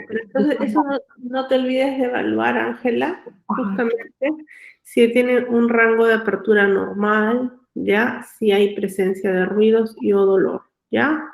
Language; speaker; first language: Spanish; native; Spanish